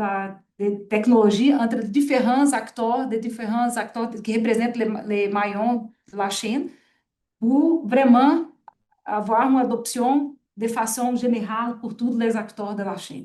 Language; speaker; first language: French; non-native, fluent; Portuguese